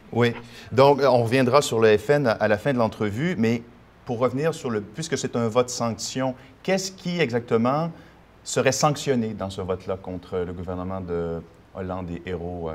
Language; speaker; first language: French; native; French